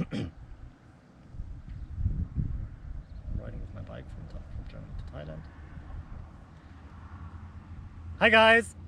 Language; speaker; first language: English; non-native, fluent; German